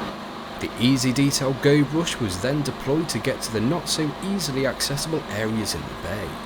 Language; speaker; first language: English; native; English